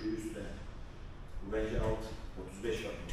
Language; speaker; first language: Turkish; native; Turkish